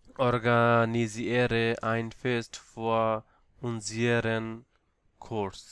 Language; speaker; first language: German; non-native, learner; Bangla